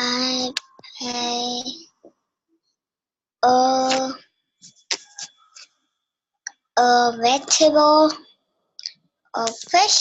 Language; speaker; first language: English; non-native, learner; Vietnamese